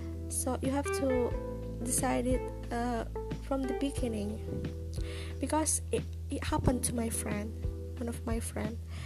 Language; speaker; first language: English; non-native, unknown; Indonesian